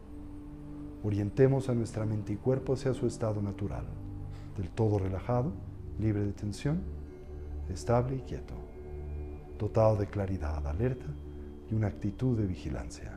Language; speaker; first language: Spanish; native; Spanish